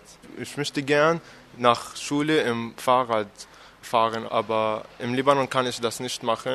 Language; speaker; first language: German; non-native, learner; Arabic